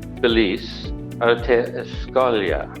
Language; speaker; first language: Portuguese; non-native, learner; English